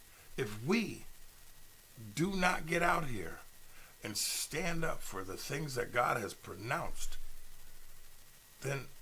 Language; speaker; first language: English; native; English